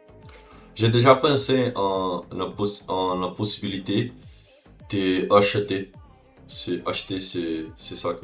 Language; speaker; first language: French; non-native, learner; Portuguese